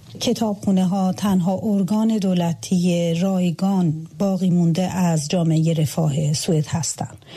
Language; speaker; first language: Persian; native; Persian